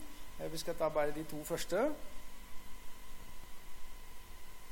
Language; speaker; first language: Norwegian; non-native, fluent; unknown